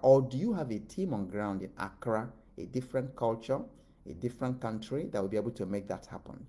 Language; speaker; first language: English; non-native, local second language; Igbo